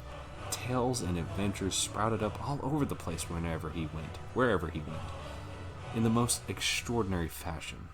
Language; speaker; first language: English; native; English